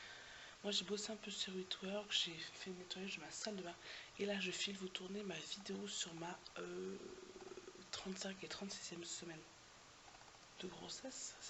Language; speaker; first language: French; native; French